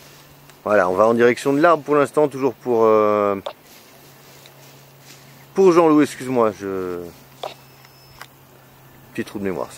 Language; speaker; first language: French; native; French